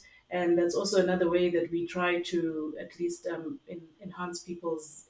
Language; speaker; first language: English; non-native, local second language; Zulu